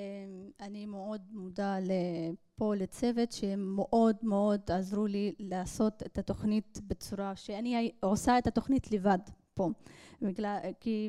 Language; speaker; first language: Hebrew; non-native, local second language; Arabic